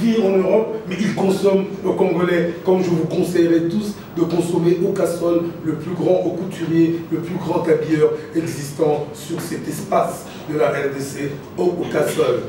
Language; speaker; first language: French; non-native, local second language; Lingala